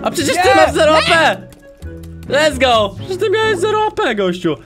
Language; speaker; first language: Polish; native; Polish